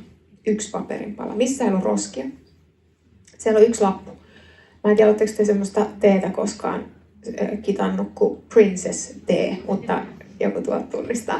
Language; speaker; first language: Finnish; native; Finnish